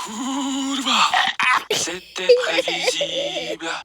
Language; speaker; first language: French; native; French